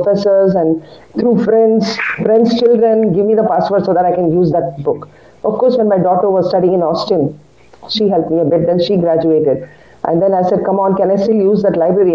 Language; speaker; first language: English; non-native, local second language; Kannada